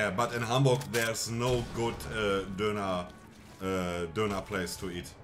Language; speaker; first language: English; non-native, fluent; German